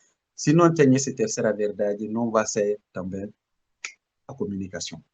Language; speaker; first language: Portuguese; non-native, learner; Bambara